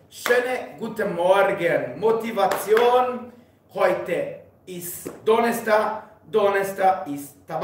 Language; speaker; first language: German; non-native, learner; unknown